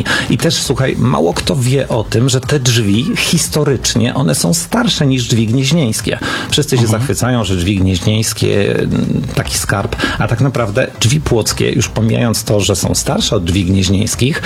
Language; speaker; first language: Polish; native; Polish